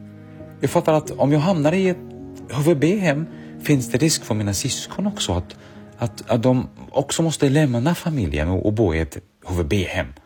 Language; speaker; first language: Swedish; early bilingual, other home language; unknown